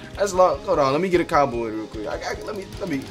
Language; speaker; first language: English; native; English